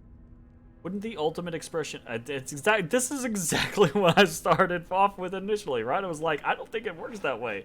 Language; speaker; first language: English; native; English